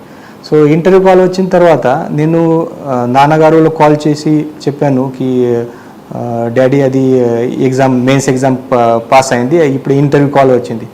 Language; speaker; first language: Telugu; non-native, learner; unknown